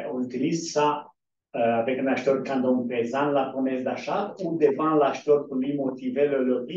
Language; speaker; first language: French; non-native, learner; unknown